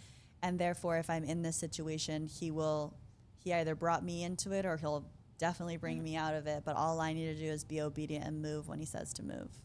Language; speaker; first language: English; native; English